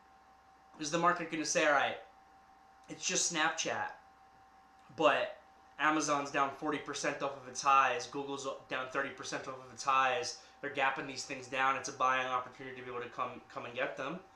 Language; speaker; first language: English; native; English